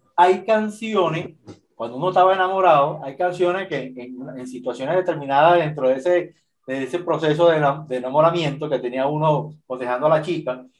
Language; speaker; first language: Spanish; native; Spanish